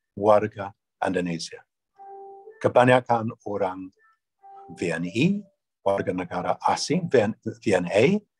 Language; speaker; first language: Indonesian; non-native, fluent; English